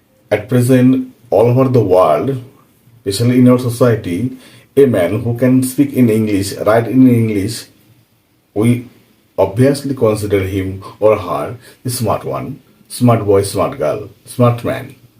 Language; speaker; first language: English; non-native, local second language; Bangla